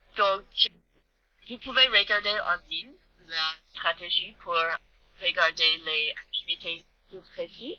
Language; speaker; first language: French; non-native, learner; English